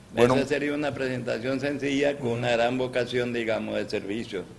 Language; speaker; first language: Spanish; native; Spanish